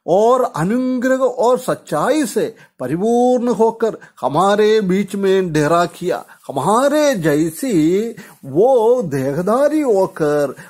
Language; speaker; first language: Hindi; non-native, local second language; Malayalam